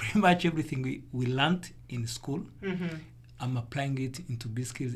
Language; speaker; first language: English; non-native, local second language; Kinyarwanda